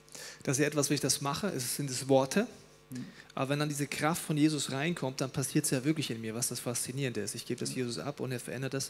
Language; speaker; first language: German; native; German